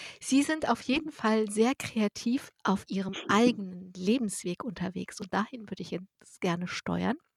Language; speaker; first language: German; native; German